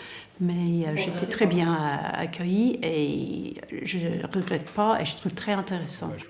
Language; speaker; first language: French; non-native, fluent; English